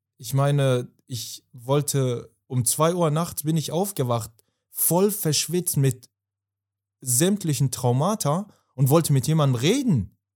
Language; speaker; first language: German; non-native, fluent; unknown